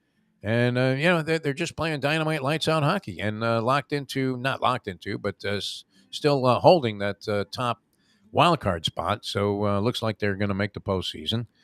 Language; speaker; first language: English; native; English